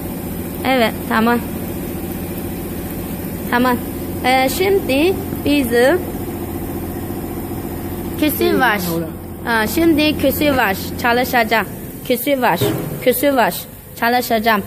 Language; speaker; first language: Turkish; non-native, learner; Chinese